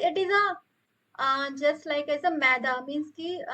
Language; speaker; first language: English; non-native, local second language; Hindi